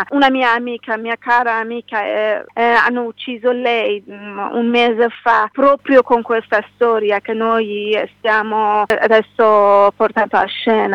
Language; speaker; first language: Italian; non-native, learner; Persian